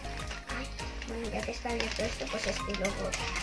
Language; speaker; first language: Spanish; early bilingual, heritage; Spanish